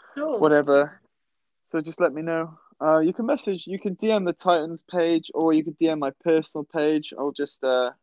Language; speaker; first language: English; native; English